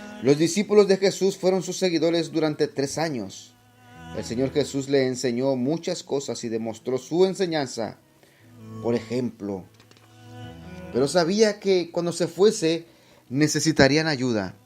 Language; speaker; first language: Spanish; native; Spanish